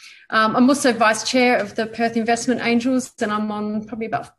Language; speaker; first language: English; native; English